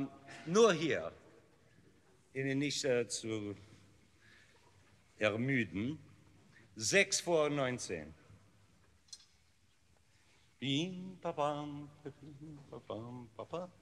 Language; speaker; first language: German; non-native, learner; English